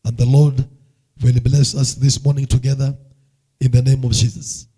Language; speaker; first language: English; non-native, local second language; Swahili